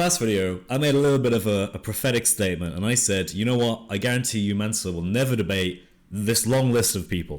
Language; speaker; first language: English; native; English